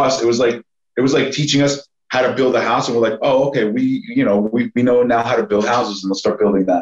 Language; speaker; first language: English; native; English